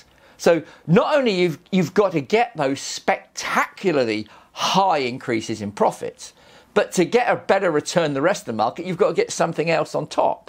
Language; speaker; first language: English; native; English